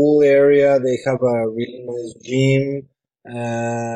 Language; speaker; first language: English; non-native, fluent; Spanish